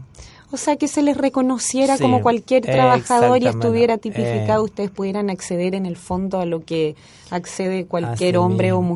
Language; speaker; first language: Spanish; native; Spanish